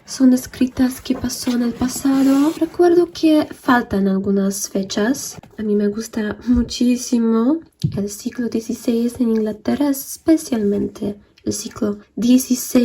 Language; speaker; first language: Spanish; non-native, fluent; Polish